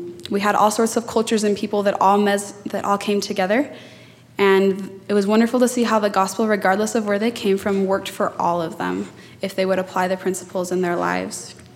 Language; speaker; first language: English; native; English